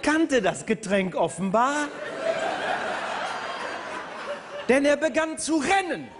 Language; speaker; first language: German; native; German